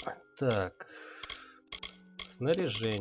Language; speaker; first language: Russian; native; Russian